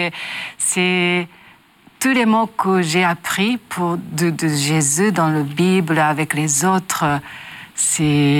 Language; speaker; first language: French; non-native, learner; Japanese